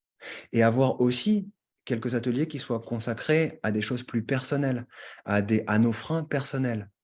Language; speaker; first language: French; native; French